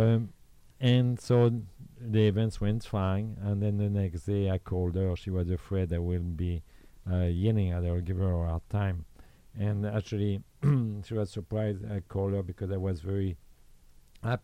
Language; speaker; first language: English; non-native, fluent; French